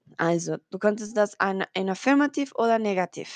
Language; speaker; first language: German; non-native, learner; Spanish